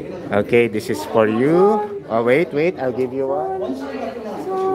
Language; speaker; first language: English; non-native, local second language; Filipino